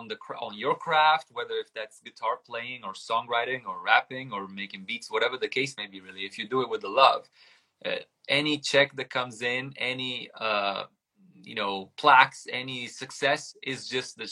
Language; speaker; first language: English; non-native, fluent; Italian